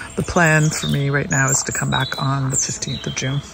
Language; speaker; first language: English; native; English